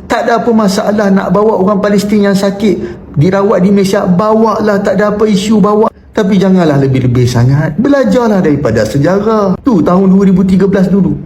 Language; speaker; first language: Malay; native; Malay